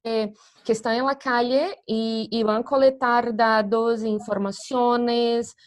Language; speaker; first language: Spanish; non-native, fluent; Portuguese